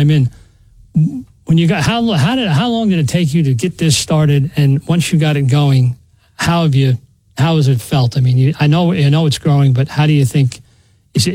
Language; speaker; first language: English; native; English